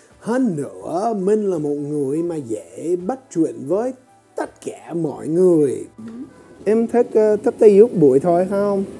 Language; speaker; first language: Vietnamese; non-native, fluent; English